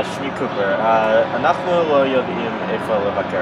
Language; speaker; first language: Hebrew; non-native, learner; English